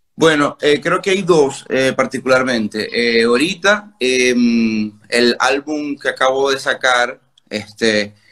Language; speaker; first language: Spanish; native; Spanish